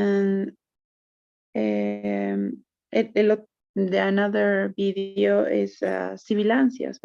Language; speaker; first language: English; non-native, learner; Spanish